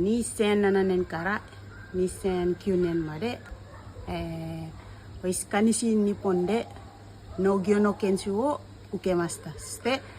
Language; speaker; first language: Japanese; non-native, learner; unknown